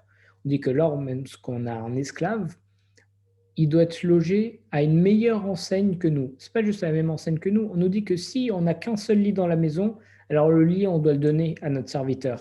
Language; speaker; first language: French; native; French